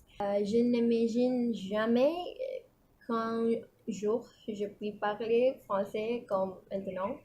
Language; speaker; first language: French; non-native, learner; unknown